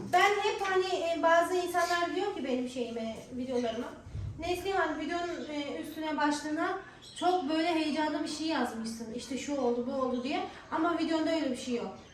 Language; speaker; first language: Turkish; native; Turkish